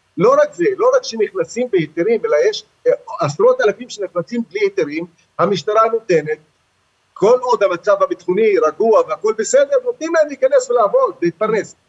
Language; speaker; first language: Hebrew; non-native, local second language; Arabic